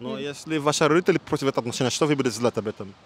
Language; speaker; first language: Russian; non-native, learner; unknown